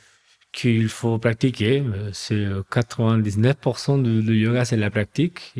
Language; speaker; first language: French; non-native, fluent; Spanish